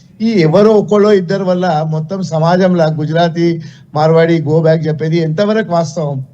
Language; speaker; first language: Telugu; non-native, local second language; Gujarati